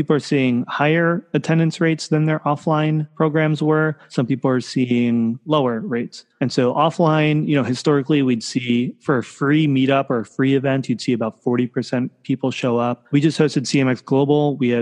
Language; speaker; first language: English; native; English